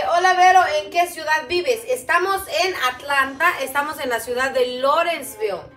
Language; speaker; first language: Spanish; non-native, local second language; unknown